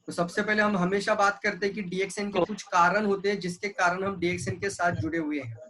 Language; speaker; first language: Hindi; non-native, local second language; Marathi